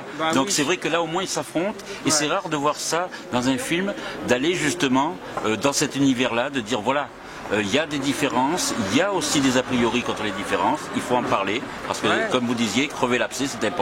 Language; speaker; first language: French; native; French